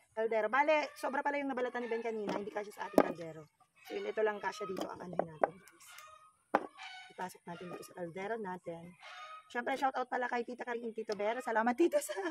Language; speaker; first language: Filipino; native; Filipino